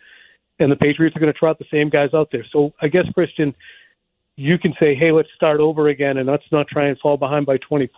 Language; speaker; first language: English; native; English